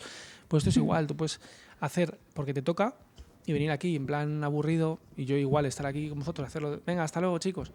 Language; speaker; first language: Spanish; native; Spanish